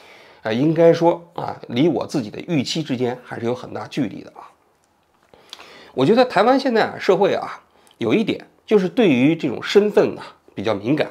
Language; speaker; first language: Chinese; native; Chinese